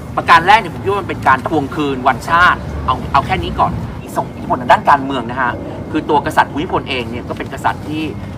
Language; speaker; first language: Thai; native; Thai